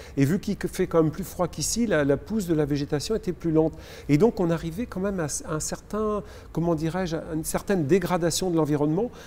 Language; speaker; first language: French; native; French